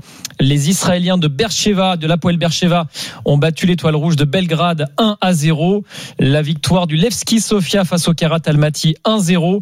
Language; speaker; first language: French; native; French